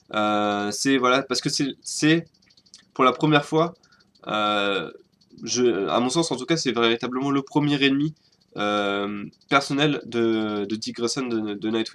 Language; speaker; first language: French; native; French